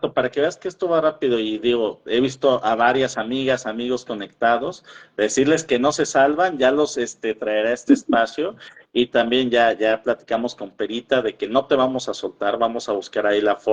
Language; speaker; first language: Spanish; native; Spanish